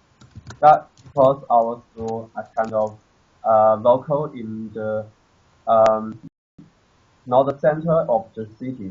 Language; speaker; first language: English; non-native, learner; Chinese